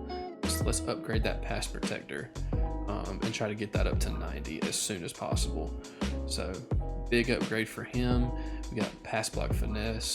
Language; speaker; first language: English; native; English